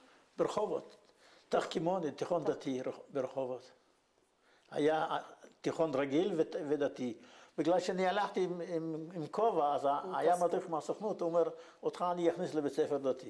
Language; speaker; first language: Hebrew; non-native, fluent; Yiddish